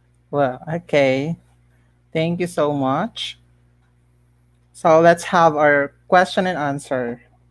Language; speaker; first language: English; non-native, local second language; Filipino